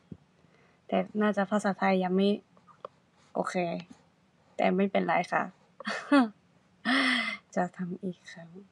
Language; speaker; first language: Thai; non-native, learner; Japanese